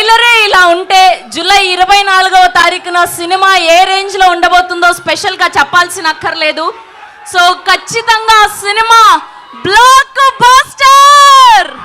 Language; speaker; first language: Telugu; native; Telugu